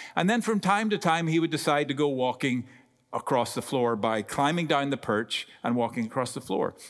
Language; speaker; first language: English; native; English